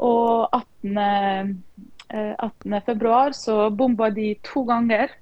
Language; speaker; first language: Norwegian; non-native, fluent; Ukrainian